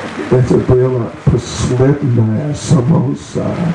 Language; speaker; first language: Russian; non-native, learner; English